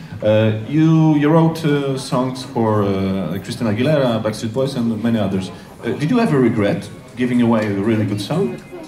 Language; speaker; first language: English; non-native, fluent; Polish